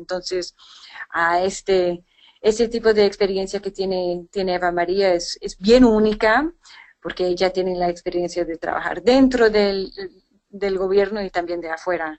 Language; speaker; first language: Spanish; non-native, fluent; English